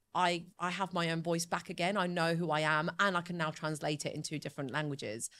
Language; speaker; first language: English; early bilingual, other home language; Italian